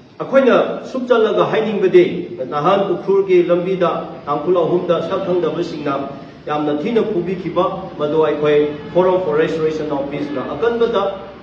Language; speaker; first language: Manipuri; non-native, local second language; Tangkhul Naga (India)